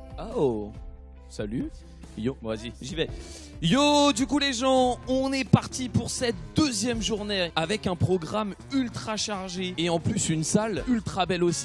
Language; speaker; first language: French; native; French